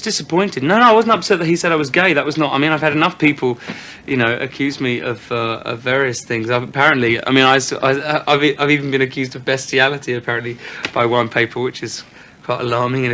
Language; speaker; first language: English; native; English